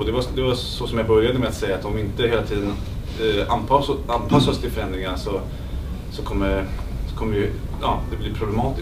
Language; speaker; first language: Swedish; native; Swedish